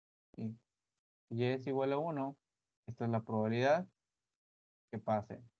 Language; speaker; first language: Spanish; native; Spanish